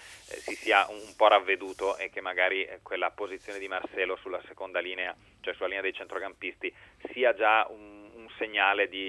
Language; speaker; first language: Italian; native; Italian